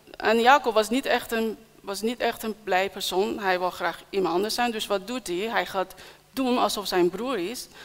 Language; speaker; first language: Dutch; non-native, fluent; Persian